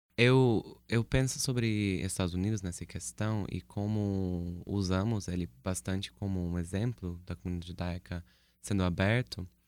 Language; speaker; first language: Portuguese; non-native, fluent; English